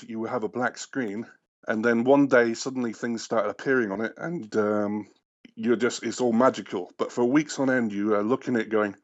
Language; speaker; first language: English; native; English